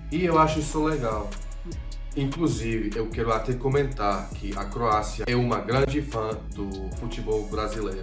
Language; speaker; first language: Portuguese; non-native, fluent; Croatian